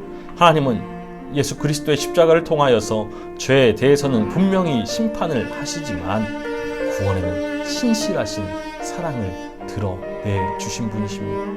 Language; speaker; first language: Korean; native; Korean